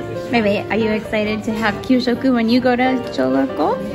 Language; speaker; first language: English; native; English